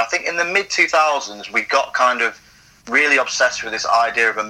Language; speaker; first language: English; native; English